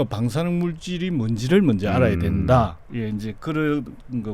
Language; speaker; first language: Korean; native; Korean